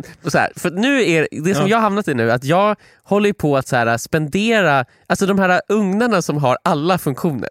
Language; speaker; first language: Swedish; native; Swedish